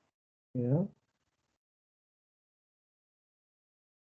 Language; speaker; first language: Spanish; native; Spanish